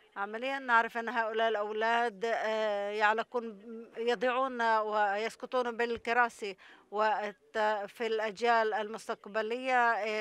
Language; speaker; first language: Arabic; non-native, local second language; Hebrew